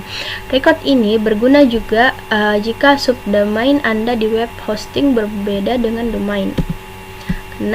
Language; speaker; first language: Indonesian; native; Indonesian